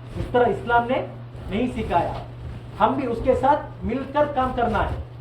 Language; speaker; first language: Hindi; non-native, local second language; Tamil